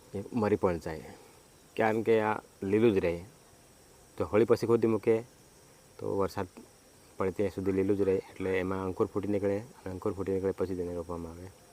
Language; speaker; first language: Gujarati; non-native, local second language; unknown